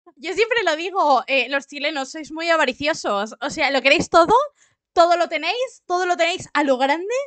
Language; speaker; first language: Spanish; native; Spanish